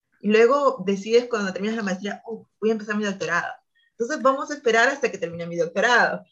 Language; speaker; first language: Spanish; native; Spanish